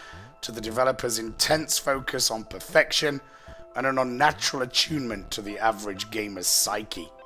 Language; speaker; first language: English; native; English